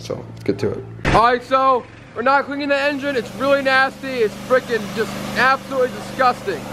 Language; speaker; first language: English; native; English